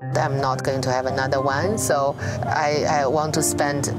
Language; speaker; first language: English; non-native, fluent; Chinese